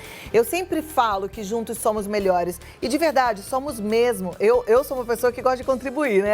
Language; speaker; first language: Portuguese; native; Portuguese